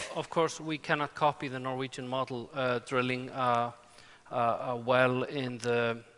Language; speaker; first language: English; non-native, fluent; Icelandic